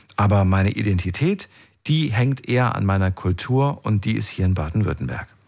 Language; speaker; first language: German; native; German